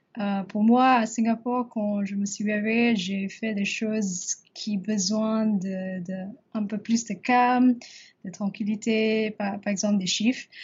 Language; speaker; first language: French; non-native, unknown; English